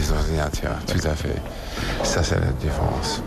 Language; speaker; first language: French; non-native, fluent; English